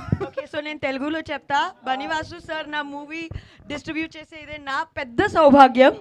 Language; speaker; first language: Telugu; non-native, learner; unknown